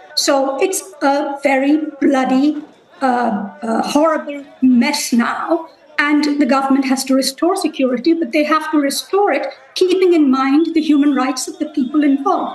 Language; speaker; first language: English; non-native, local second language; Bangla